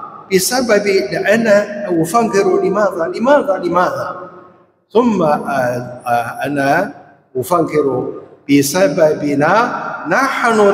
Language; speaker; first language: Arabic; non-native, fluent; Chinese